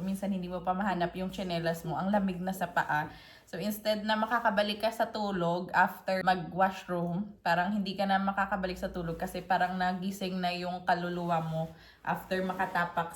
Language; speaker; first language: Filipino; non-native, local second language; Hiligaynon